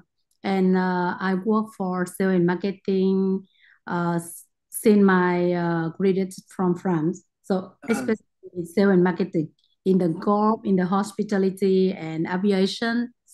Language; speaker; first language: English; non-native, learner; Vietnamese